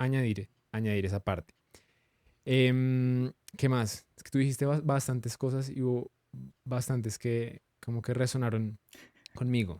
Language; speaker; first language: Spanish; native; Spanish